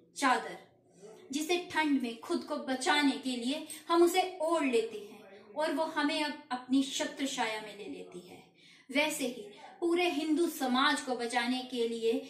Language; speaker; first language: Hindi; non-native, local second language; Punjabi